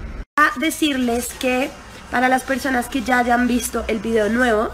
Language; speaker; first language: Spanish; native; Spanish